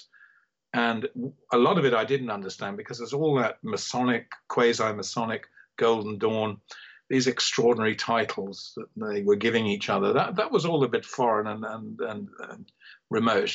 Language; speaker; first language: English; native; English